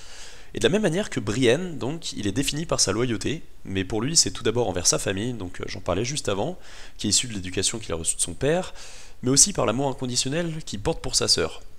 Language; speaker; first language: French; native; French